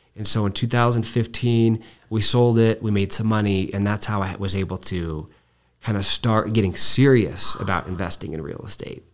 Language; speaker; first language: English; native; English